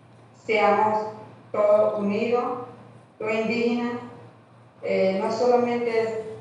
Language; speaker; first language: Spanish; non-native, local second language; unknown